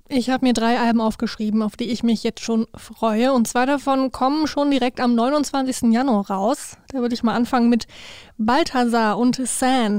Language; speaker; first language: German; native; German